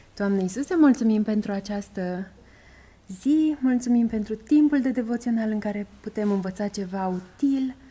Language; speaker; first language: Romanian; native; Romanian